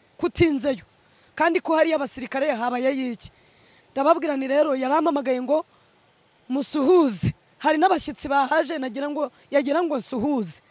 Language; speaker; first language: Kinyarwanda; early bilingual, other home language; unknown